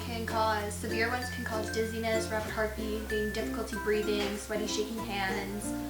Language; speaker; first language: English; native; English